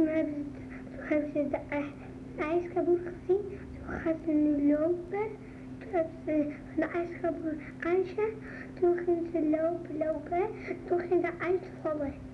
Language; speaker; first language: Dutch; early bilingual, other home language; Arabic